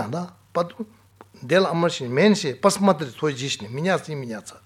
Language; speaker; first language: Russian; non-native, fluent; Tibetan